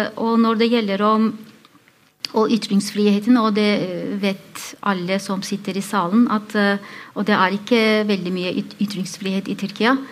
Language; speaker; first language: Norwegian; non-native, fluent; Turkish